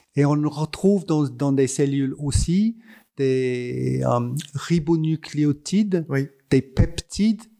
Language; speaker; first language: French; non-native, fluent; English